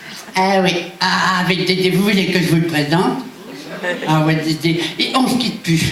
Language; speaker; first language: French; native; French